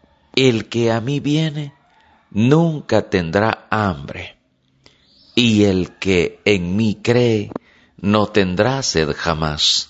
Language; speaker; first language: Spanish; native; Spanish